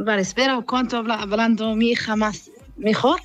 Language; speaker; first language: Spanish; non-native, learner; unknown